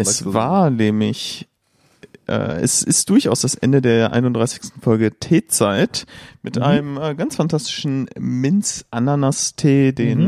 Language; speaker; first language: German; native; German